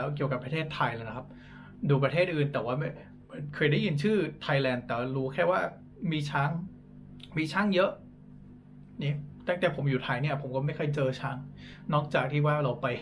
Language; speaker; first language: Thai; non-native, fluent; English